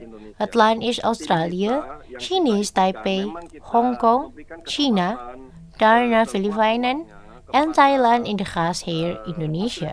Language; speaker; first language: Dutch; non-native, fluent; Indonesian